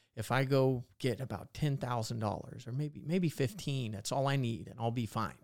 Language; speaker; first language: English; native; English